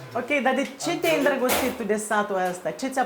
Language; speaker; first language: Romanian; native; Romanian